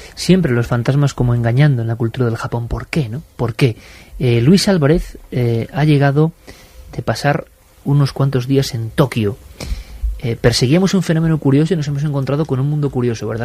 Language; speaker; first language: Spanish; native; Spanish